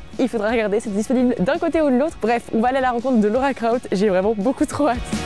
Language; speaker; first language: French; native; French